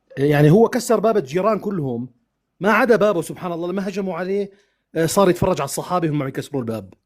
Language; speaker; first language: Arabic; native; Arabic